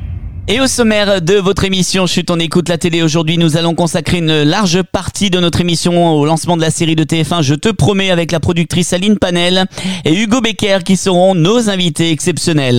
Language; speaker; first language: French; native; French